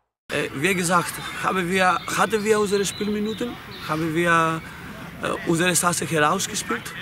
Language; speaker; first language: German; non-native, fluent; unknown